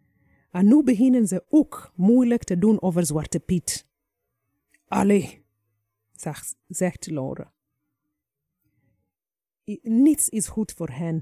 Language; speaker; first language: Dutch; non-native, fluent; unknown